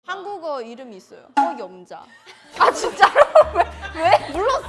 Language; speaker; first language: Korean; non-native, fluent; Chinese